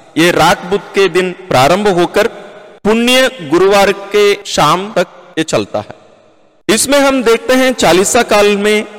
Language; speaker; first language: Hindi; non-native, local second language; Malayalam